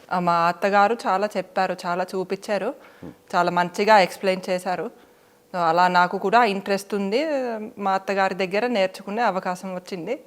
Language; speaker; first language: Telugu; non-native, fluent; Finnish